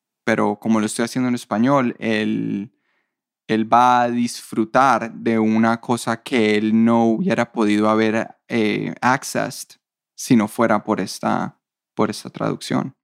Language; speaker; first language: Spanish; early bilingual, heritage; Spanish